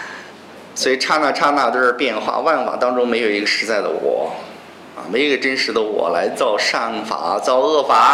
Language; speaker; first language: Chinese; native; Chinese